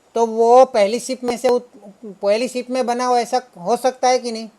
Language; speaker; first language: Hindi; non-native, local second language; Gujarati